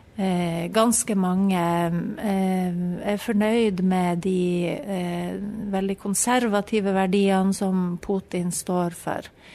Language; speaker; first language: Norwegian; native; Norwegian